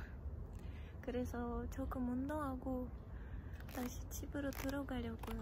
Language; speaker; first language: Korean; non-native, fluent; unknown